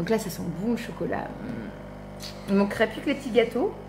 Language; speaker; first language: French; native; French